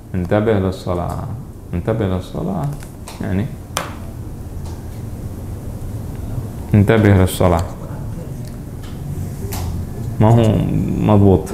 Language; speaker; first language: Arabic; non-native, fluent; Indonesian